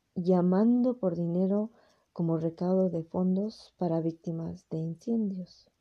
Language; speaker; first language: Spanish; early bilingual, heritage; Spanish